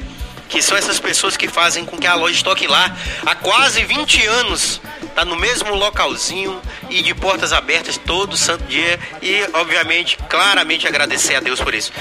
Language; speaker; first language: Portuguese; native; Portuguese